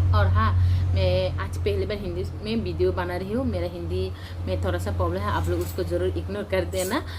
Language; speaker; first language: Hindi; non-native, local second language; Kok Borok